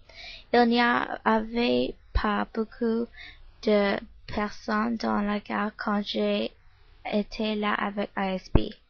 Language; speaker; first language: French; non-native, learner; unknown